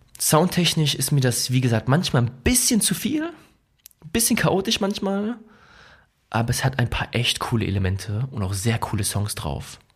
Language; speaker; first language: German; early bilingual, other home language; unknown